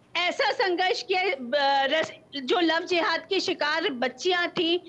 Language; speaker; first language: Hindi; native; Hindi